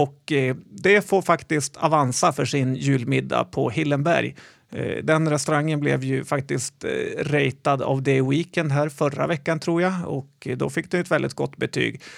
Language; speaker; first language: Swedish; native; Swedish